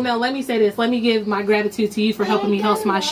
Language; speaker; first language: English; native; English